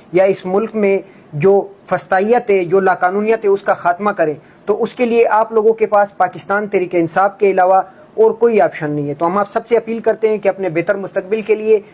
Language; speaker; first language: Urdu; non-native, local second language; Pashto